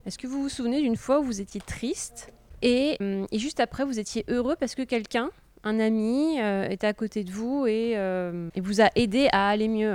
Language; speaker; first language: French; native; French